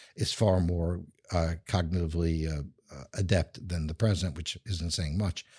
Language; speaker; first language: English; native; English